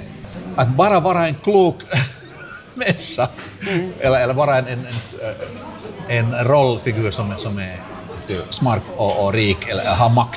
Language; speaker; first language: Swedish; non-native, local second language; Finnish